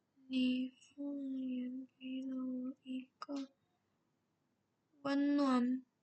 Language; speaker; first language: Chinese; non-native, learner; Indonesian